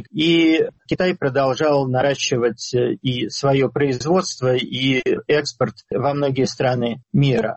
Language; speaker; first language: Russian; native; Russian